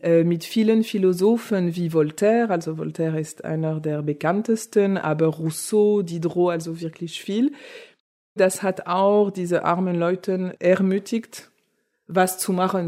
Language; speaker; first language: German; non-native, fluent; French